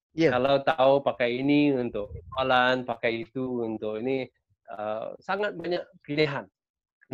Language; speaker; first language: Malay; non-native, local second language; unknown